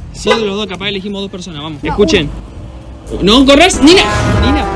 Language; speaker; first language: Spanish; native; Spanish